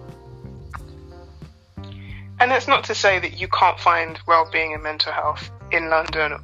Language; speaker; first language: English; native; English